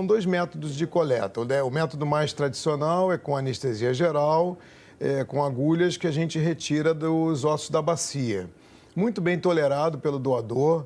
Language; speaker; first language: Portuguese; native; Portuguese